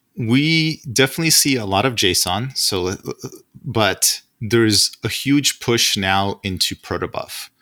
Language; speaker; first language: English; non-native, fluent; Russian